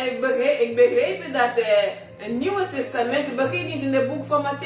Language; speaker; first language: Dutch; non-native, learner; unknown